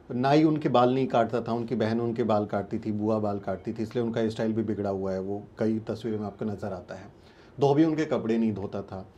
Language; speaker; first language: Hindi; native; Hindi